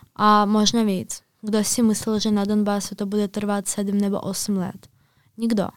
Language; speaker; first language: Czech; non-native, fluent; Ukrainian